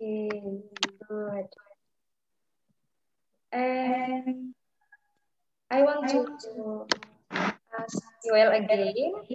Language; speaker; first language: English; non-native, learner; Indonesian